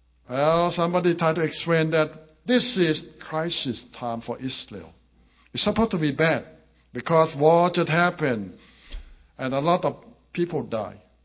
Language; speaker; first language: English; non-native, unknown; Thai